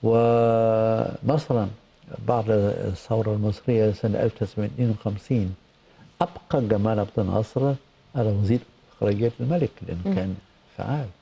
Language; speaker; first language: Arabic; non-native, fluent; German